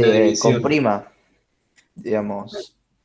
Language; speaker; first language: Spanish; native; Spanish